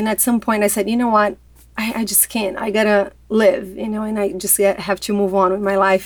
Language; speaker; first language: English; non-native, fluent; Portuguese